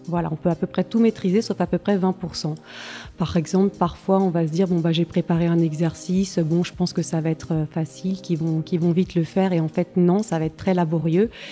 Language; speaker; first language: French; native; French